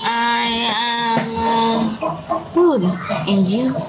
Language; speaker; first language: English; non-native, learner; Vietnamese